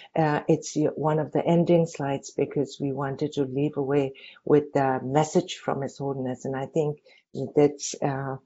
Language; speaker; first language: English; non-native, local second language; Tibetan